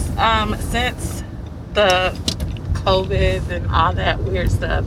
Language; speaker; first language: English; native; English